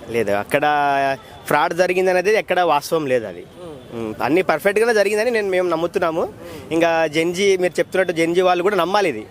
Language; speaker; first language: Telugu; non-native, local second language; Lambadi